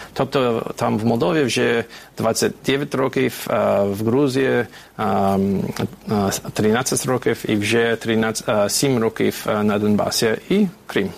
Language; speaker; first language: Ukrainian; non-native, fluent; English